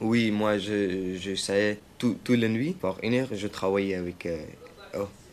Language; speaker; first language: French; non-native, learner; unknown